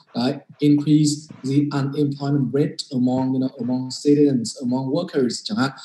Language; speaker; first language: English; non-native, fluent; Vietnamese